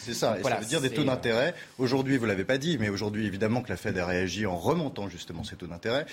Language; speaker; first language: French; native; French